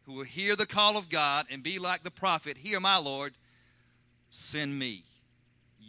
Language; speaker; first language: English; native; English